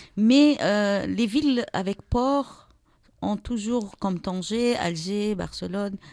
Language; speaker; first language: French; non-native, local second language; Arabic